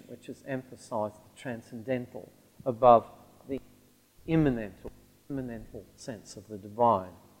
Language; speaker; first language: English; native; English